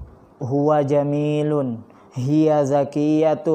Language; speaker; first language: Arabic; non-native, fluent; Indonesian